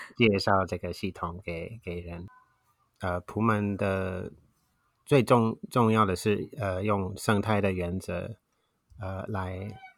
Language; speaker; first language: Chinese; non-native, fluent; English